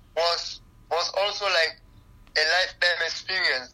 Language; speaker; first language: English; non-native, local second language; Krio